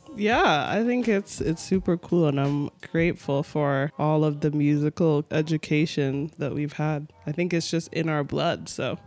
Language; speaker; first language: English; native; English